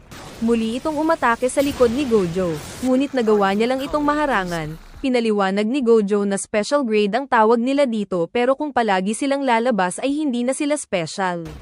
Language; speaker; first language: Filipino; native; Filipino